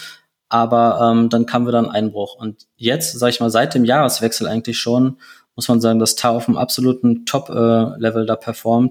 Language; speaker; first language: German; native; German